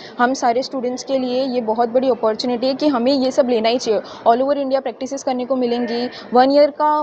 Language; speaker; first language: Hindi; non-native, local second language; Gujarati